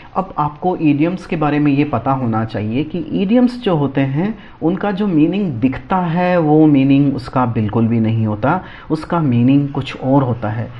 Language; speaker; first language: Hindi; native; Hindi